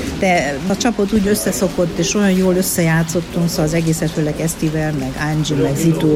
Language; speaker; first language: Hungarian; native; Hungarian